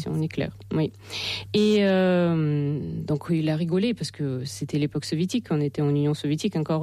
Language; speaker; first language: French; non-native, fluent; Russian